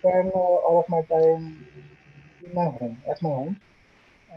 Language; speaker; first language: English; non-native, learner; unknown